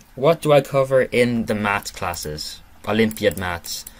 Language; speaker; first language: English; native; English